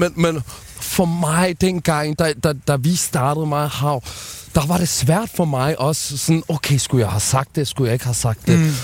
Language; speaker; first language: Danish; early bilingual, other home language; Somali